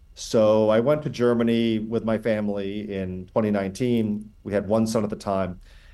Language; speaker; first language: English; native; English